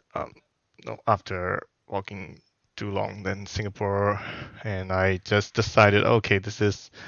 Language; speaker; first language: English; non-native, fluent; Burmese